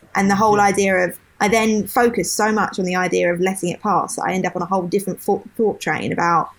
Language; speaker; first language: English; native; English